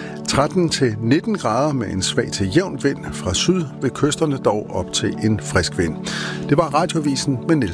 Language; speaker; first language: Danish; native; Danish